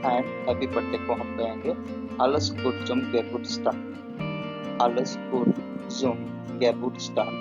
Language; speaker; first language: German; non-native, learner; Hindi